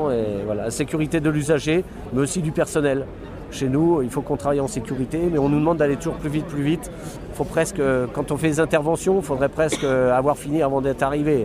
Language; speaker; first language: French; native; French